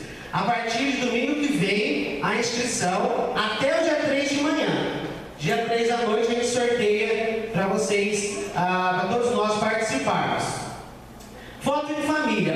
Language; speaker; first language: Portuguese; native; Portuguese